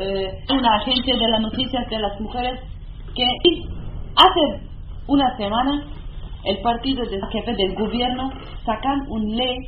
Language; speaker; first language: Spanish; non-native, learner; Kurdish